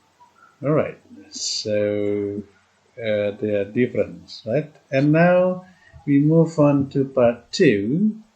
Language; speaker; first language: English; non-native, fluent; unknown